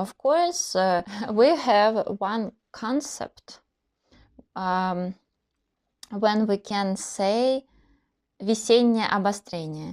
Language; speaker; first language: English; non-native, learner; Russian